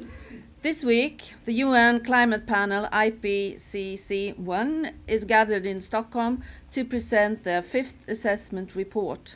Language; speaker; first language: English; non-native, fluent; Swedish